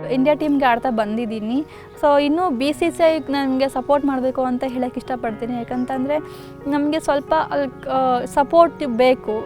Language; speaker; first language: Kannada; native; Kannada